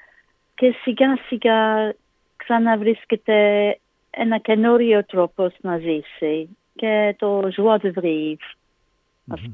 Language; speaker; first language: Greek; non-native, learner; English